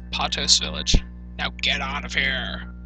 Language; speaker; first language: English; native; English